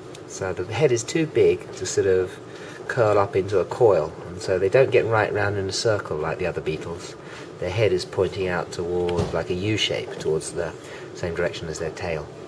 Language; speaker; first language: English; native; English